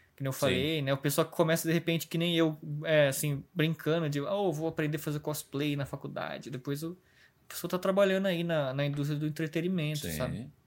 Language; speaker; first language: Portuguese; native; Portuguese